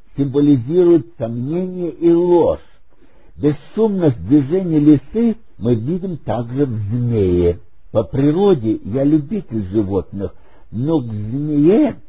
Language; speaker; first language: Russian; non-native, local second language; German